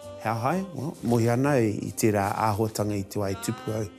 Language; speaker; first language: Māori; non-native, local second language; English